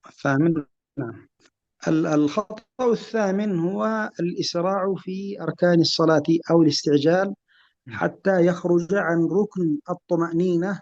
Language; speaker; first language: Arabic; native; Arabic